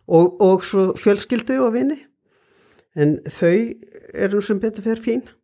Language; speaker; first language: Icelandic; native; Icelandic